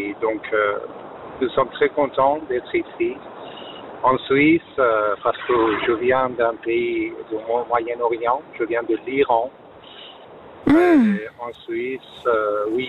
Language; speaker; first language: French; non-native, fluent; Persian